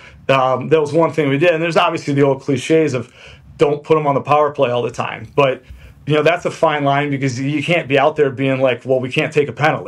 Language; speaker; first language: English; native; English